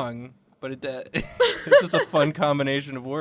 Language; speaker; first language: English; native; English